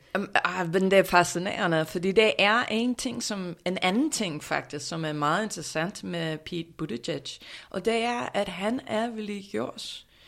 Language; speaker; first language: Danish; non-native, fluent; English